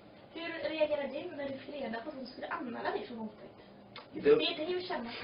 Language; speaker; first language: Swedish; native; Swedish